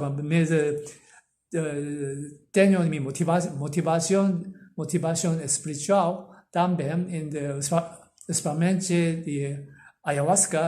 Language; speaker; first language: Portuguese; non-native, learner; Korean